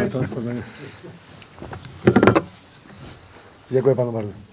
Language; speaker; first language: Polish; non-native, fluent; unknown